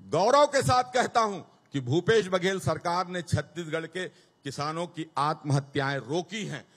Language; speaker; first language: Hindi; native; Hindi